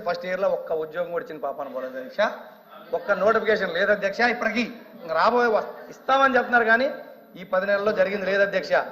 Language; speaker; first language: Telugu; native; Telugu